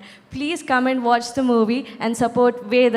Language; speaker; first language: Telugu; non-native, learner; Kannada